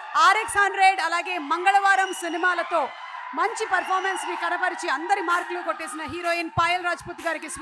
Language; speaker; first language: Telugu; native; Telugu